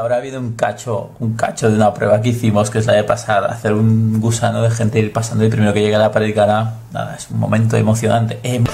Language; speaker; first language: Spanish; native; Spanish